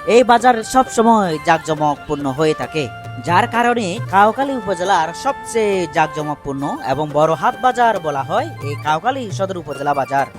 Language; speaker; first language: Bangla; non-native, local second language; Chakma